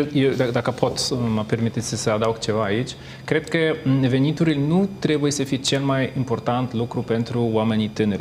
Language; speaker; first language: Romanian; non-native, fluent; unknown